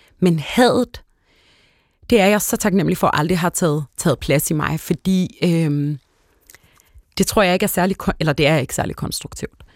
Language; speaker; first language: Danish; early bilingual, other home language; Arabic